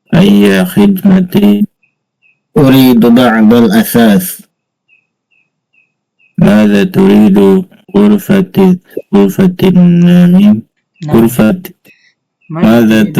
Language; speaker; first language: Arabic; non-native, learner; Indonesian